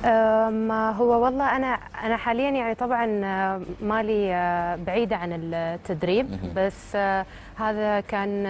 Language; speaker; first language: Arabic; native; Arabic